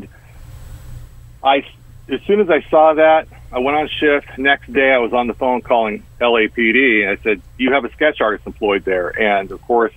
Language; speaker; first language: English; native; English